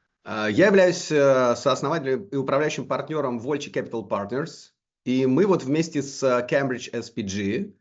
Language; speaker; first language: Russian; native; Russian